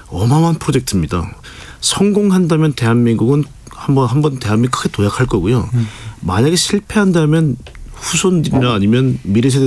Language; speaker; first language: Korean; native; Korean